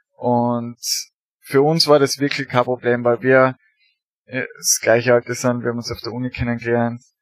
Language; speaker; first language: German; native; German